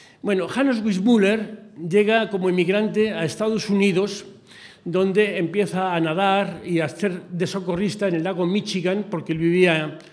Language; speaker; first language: Spanish; native; Spanish